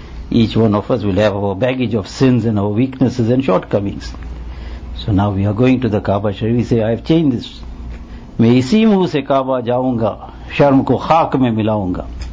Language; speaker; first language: English; native; English